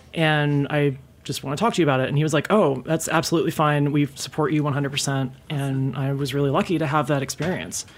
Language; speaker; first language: English; native; English